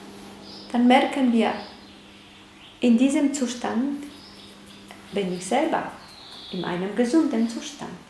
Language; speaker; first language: German; non-native, fluent; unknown